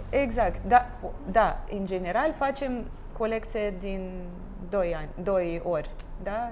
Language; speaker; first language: Romanian; non-native, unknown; Russian